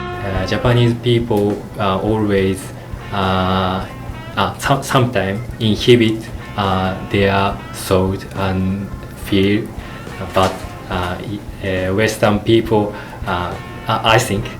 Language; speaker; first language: English; non-native, learner; Japanese